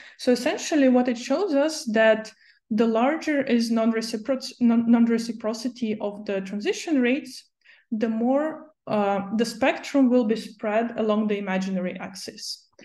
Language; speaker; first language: English; non-native, fluent; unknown